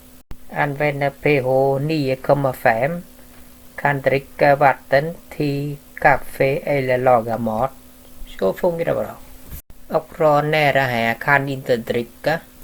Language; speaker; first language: Swedish; non-native, learner; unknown